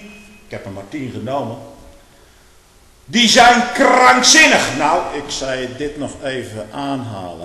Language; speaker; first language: Dutch; native; Dutch